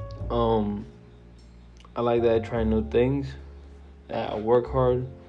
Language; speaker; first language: English; early bilingual, other home language; Spanish